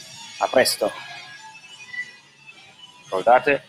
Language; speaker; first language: Italian; non-native, learner; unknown